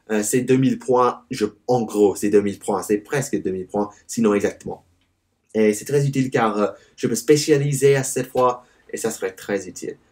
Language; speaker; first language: French; non-native, learner; English